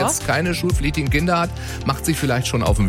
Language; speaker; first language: German; native; German